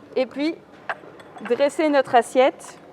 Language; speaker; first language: French; native; French